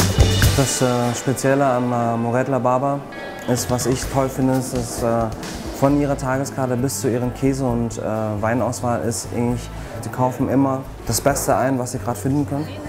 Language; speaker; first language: German; native; German